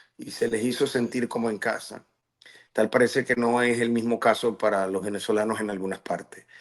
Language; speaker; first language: Spanish; native; Spanish